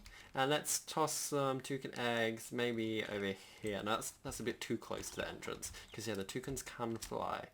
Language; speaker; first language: English; native; English